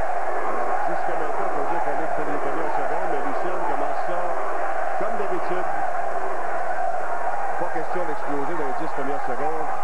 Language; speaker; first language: French; native; French